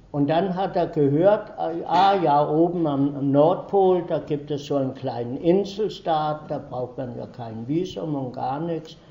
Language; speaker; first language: German; early bilingual, heritage; German